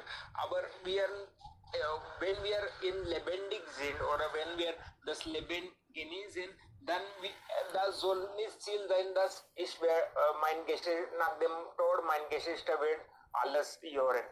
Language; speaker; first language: German; non-native, learner; Hindi